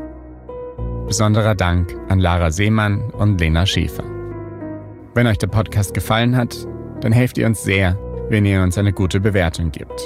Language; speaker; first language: German; native; German